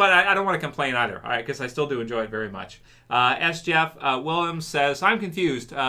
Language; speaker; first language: English; native; English